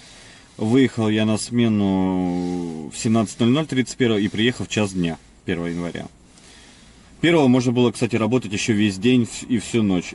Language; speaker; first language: Russian; native; Russian